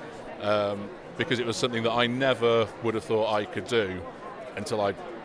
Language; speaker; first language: English; native; English